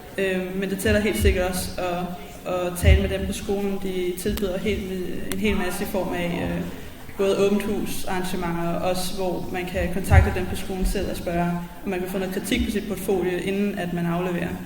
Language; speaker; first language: Danish; native; Danish